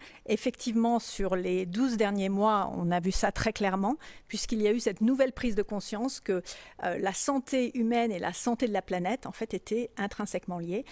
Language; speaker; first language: French; native; French